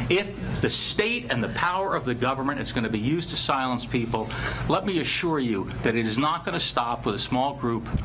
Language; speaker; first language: English; native; English